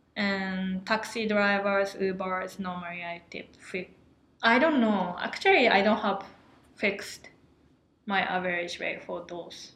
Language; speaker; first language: English; non-native, fluent; Japanese